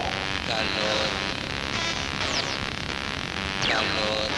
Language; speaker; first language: Spanish; non-native, learner; Italian